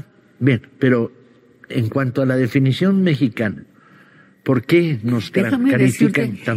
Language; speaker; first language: Spanish; native; Spanish